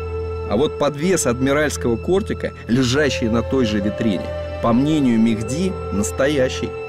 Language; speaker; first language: Russian; native; Russian